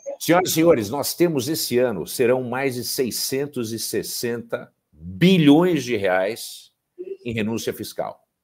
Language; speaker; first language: Portuguese; early bilingual, heritage; Portuguese